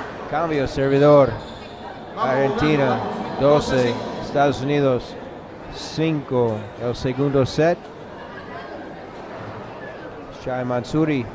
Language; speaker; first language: Spanish; non-native, learner; English